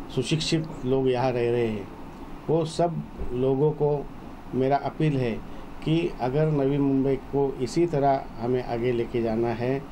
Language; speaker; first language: Hindi; non-native, local second language; Marathi